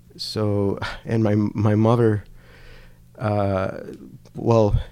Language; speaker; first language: English; non-native, fluent; Spanish